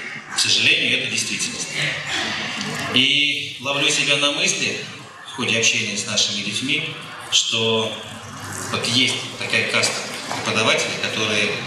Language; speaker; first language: Russian; native; Russian